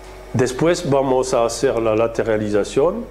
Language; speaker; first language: Spanish; non-native, fluent; French